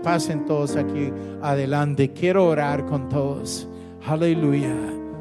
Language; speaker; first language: Spanish; non-native, fluent; English